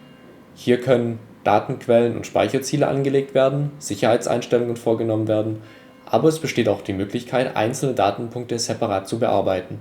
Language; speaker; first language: German; native; German